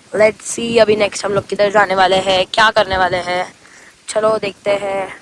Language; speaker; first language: Hindi; non-native, local second language; Marathi